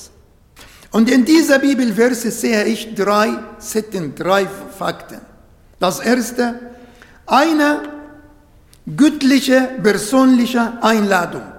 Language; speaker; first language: German; non-native, fluent; Arabic